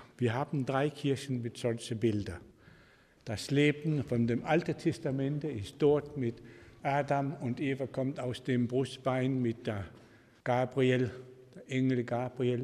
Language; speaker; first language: German; non-native, fluent; Danish